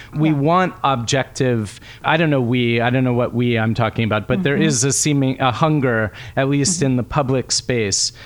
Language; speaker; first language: English; native; English